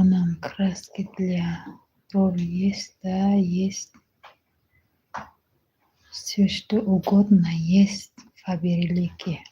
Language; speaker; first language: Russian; non-native, learner; Tajik